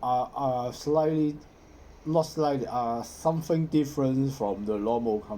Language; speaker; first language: English; non-native, learner; Cantonese